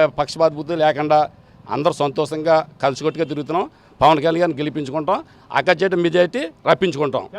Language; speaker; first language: Telugu; native; Telugu